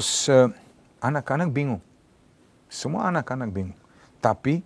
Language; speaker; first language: Indonesian; non-native, fluent; Serbian